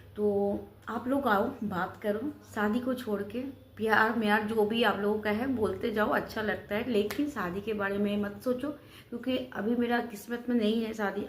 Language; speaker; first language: Hindi; non-native, local second language; Bangla